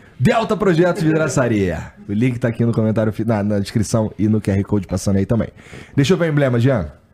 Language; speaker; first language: Portuguese; native; Portuguese